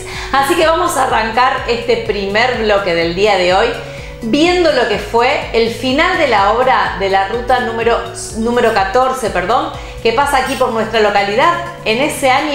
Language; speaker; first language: Spanish; native; Spanish